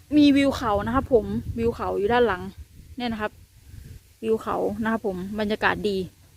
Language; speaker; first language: Thai; native; Thai